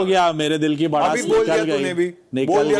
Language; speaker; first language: Hindi; native; Hindi